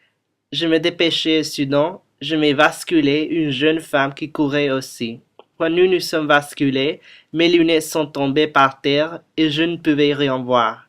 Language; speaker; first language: French; non-native, learner; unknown